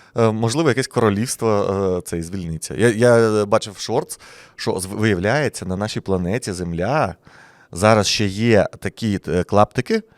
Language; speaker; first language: Ukrainian; native; Ukrainian